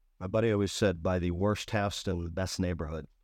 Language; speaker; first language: English; native; English